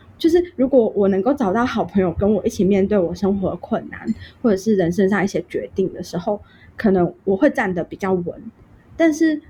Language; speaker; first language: Chinese; non-native, local second language; Cantonese